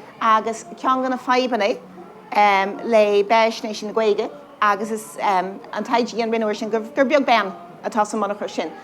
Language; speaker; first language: Irish; native; Irish